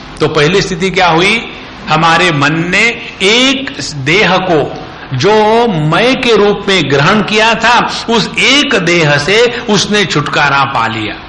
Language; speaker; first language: Hindi; non-native, local second language; Marathi